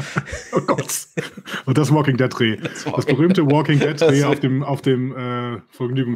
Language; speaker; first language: German; native; German